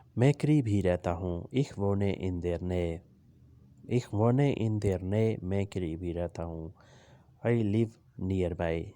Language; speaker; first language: Urdu; native; Urdu